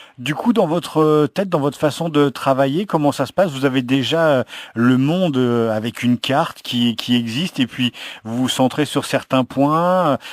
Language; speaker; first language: French; native; French